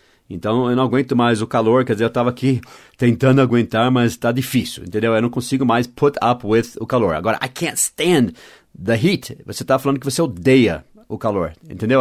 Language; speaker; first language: Portuguese; non-native, fluent; English